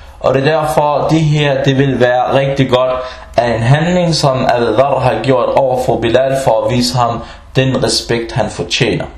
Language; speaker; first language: Danish; early bilingual, other home language; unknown